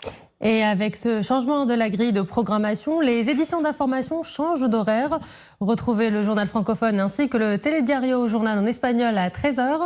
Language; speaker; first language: French; non-native, local second language; Arabic